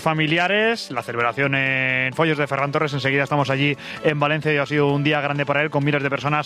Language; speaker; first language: Spanish; native; Spanish